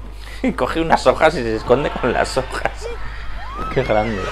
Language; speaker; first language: Spanish; native; Spanish